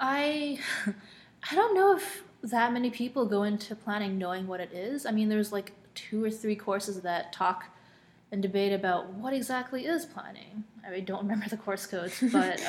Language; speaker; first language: English; non-native, local second language; Cantonese